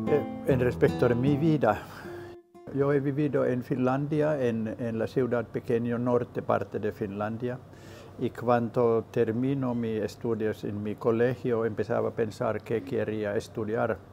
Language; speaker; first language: Spanish; non-native, learner; Finnish